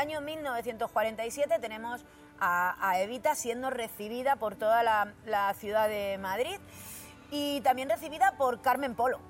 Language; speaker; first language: Spanish; native; Spanish